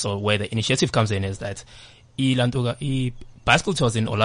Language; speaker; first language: English; non-native, local second language; Zulu